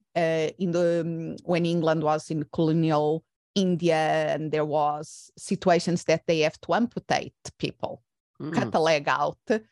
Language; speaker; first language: English; non-native, fluent; Portuguese